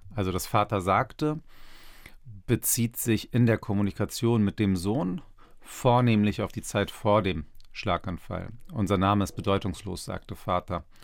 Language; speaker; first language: German; early bilingual, other home language; Turkish